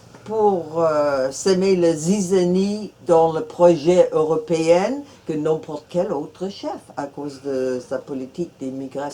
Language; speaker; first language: French; non-native, fluent; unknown